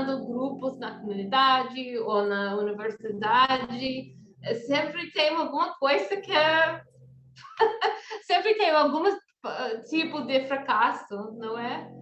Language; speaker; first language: Portuguese; non-native, fluent; English